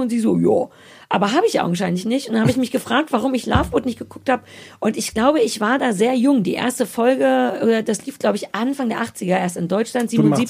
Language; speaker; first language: German; native; German